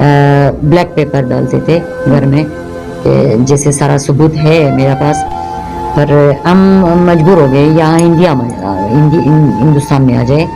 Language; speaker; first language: Hindi; non-native, fluent; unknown